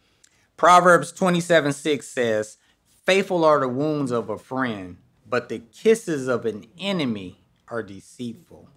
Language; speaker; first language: English; native; English